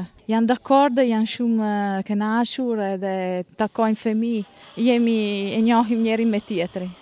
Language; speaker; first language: Albanian; non-native, learner; Italian